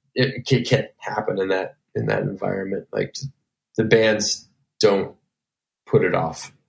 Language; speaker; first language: English; native; English